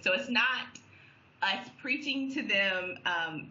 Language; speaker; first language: English; native; English